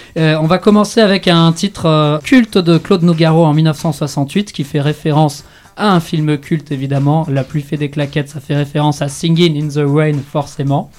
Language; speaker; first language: French; native; French